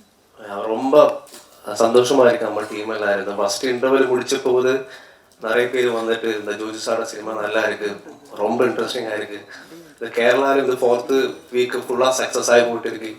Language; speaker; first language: Tamil; non-native, learner; Malayalam